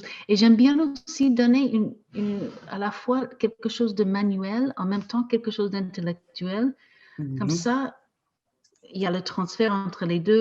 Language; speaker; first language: French; non-native, fluent; English